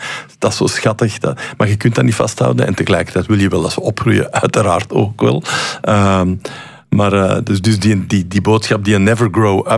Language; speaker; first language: Dutch; native; Dutch